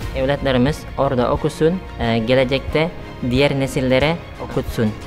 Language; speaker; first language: Turkish; non-native, fluent; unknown